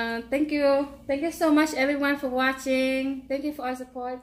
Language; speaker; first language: English; non-native, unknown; Vietnamese